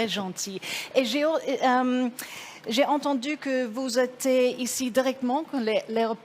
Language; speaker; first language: French; non-native, learner; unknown